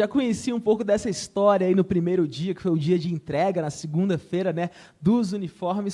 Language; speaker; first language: Portuguese; native; Portuguese